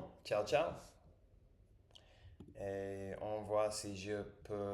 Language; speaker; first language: French; non-native, learner; English